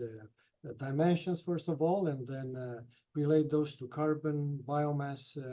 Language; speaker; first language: English; non-native, fluent; Romanian